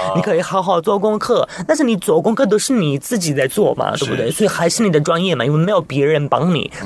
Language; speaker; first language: Chinese; non-native, fluent; Italian